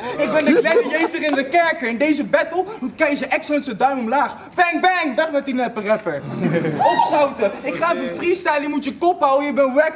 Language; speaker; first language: Dutch; native; Dutch